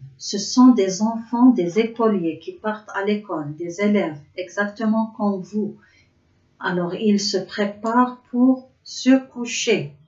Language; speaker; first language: French; non-native, local second language; Arabic